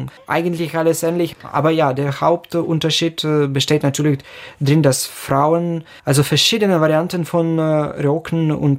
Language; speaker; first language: German; non-native, fluent; Ukrainian